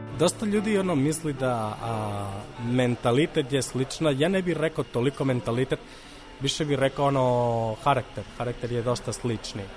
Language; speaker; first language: Serbian; non-native, fluent; Catalan